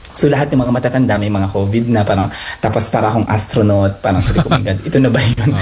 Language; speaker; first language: Filipino; native; Filipino